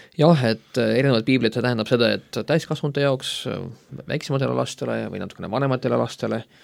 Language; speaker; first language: Estonian; non-native, local second language; Russian